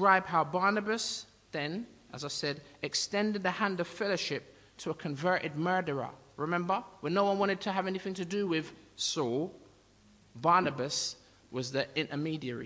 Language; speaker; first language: English; native; English